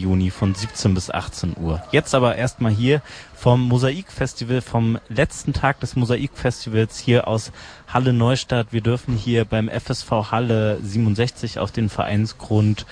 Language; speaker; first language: German; native; German